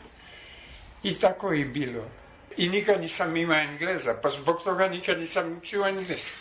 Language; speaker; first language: Serbian; non-native, fluent; French